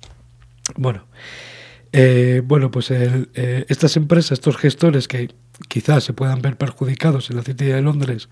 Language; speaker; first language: Spanish; native; Spanish